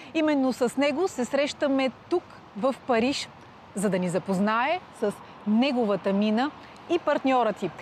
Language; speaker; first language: Bulgarian; native; Bulgarian